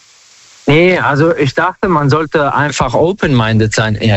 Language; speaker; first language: German; non-native, fluent; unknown